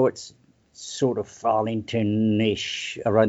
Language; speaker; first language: English; native; English